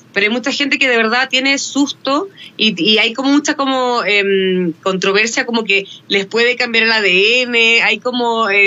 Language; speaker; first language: Spanish; native; Spanish